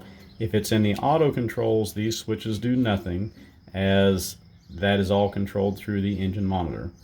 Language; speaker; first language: English; native; English